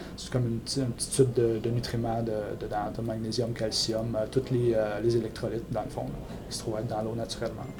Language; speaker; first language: French; non-native, local second language; English